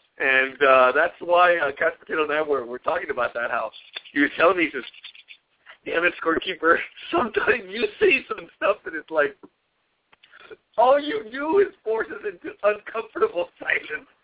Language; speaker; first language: English; native; English